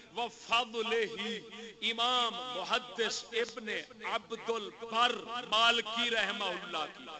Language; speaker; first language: Urdu; non-native, local second language; Saraiki